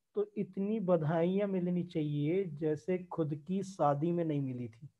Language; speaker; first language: Hindi; native; Hindi